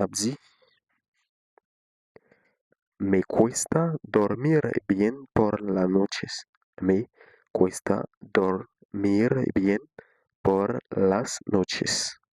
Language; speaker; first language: Spanish; non-native, fluent; Haitian Creole